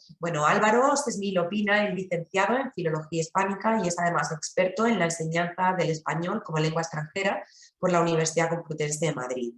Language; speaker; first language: Spanish; native; Spanish